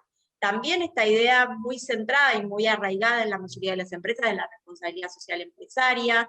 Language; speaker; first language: Spanish; native; Spanish